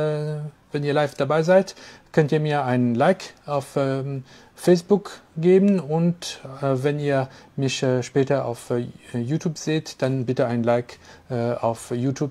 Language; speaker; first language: German; non-native, fluent; French